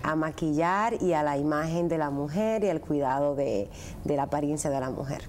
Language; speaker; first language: Spanish; early bilingual, heritage; Spanish